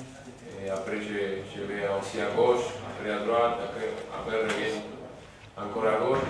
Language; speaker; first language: French; non-native, learner; Spanish